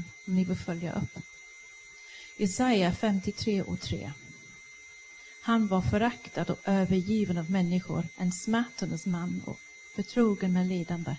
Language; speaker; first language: Swedish; non-native, fluent; English